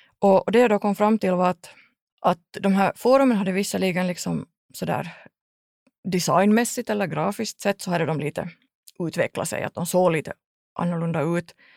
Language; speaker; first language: Swedish; native; Swedish